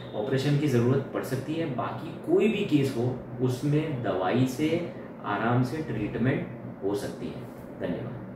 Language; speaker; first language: Hindi; non-native, local second language; Gujarati